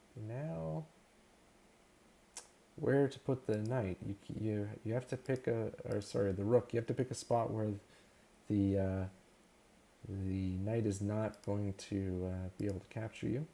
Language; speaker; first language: English; native; English